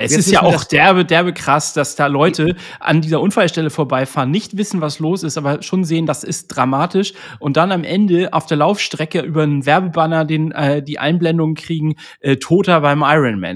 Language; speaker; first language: German; native; German